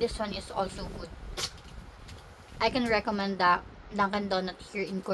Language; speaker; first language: English; non-native, local second language; Filipino